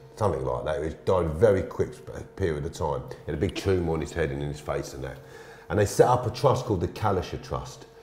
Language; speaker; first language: English; native; English